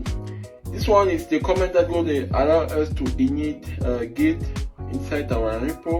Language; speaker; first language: English; non-native, fluent; French